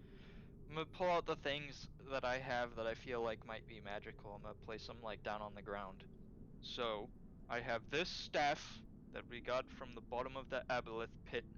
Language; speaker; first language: English; native; English